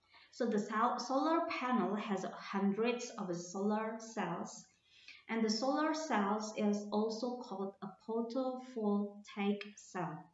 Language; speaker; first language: English; non-native, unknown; Indonesian